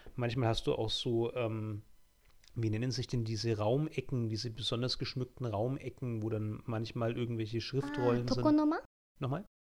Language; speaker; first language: German; native; German